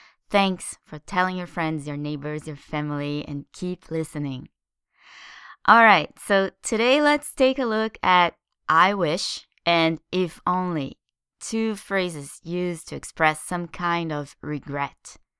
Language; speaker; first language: English; non-native, fluent; Portuguese